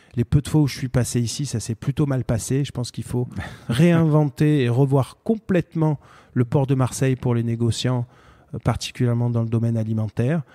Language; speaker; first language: French; native; French